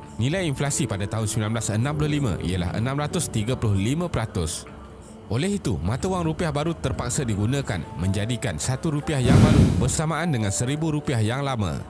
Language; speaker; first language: Malay; native; Malay